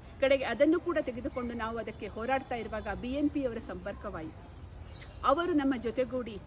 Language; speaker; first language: Kannada; native; Kannada